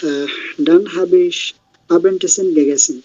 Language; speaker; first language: German; non-native, learner; Bangla